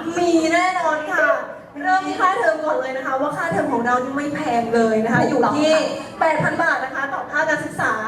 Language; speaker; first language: Thai; native; Thai